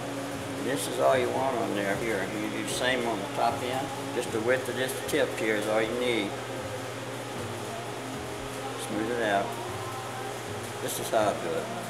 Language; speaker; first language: English; native; English